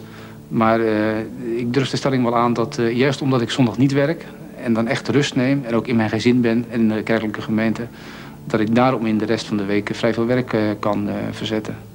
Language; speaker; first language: Dutch; native; Dutch